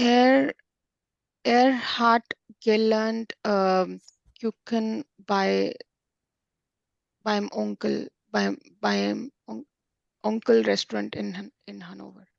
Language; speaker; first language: German; non-native, learner; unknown